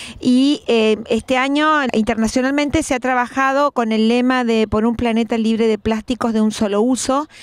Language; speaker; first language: Spanish; native; Spanish